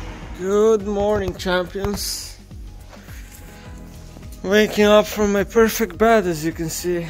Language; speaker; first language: English; non-native, fluent; Slovenian